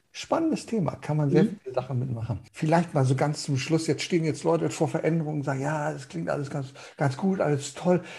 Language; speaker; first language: German; early bilingual, heritage; Danish